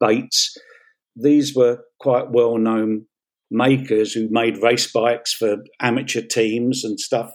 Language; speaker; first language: English; native; English